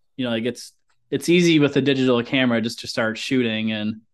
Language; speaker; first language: English; native; English